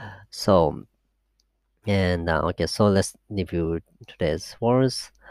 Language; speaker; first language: English; non-native, fluent; Japanese